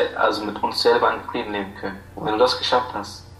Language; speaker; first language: German; non-native, fluent; Arabic